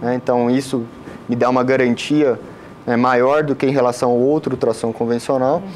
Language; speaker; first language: Portuguese; native; Portuguese